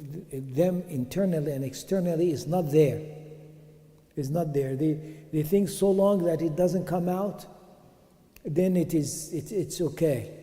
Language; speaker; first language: English; non-native, fluent; Arabic